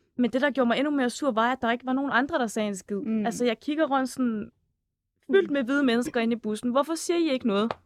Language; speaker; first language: Danish; early bilingual, other home language; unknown